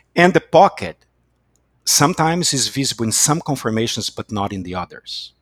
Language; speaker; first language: English; non-native, fluent; Portuguese